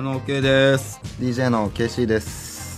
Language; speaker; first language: Japanese; native; Japanese